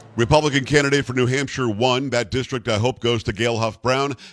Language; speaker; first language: English; native; English